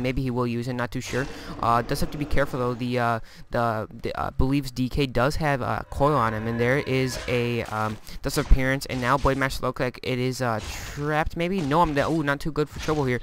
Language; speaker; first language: English; native; English